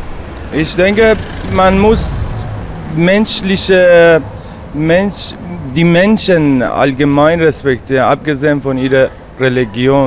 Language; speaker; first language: German; non-native, fluent; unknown